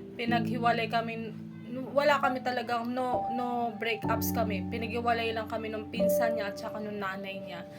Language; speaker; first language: Filipino; native; Filipino